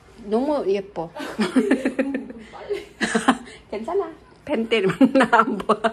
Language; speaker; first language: Korean; non-native, learner; Filipino